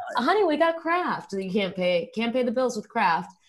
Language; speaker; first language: English; early bilingual, other home language; Spanish